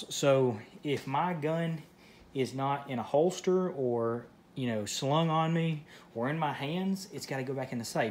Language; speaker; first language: English; native; English